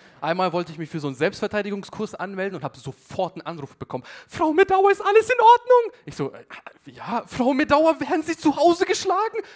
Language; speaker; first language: German; early bilingual, other home language; Albanian